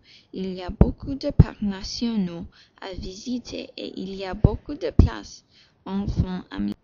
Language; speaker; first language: French; non-native, learner; English